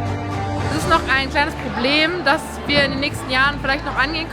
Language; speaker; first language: German; native; German